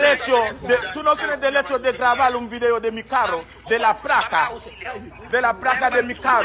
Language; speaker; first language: Spanish; non-native, learner; Haitian Creole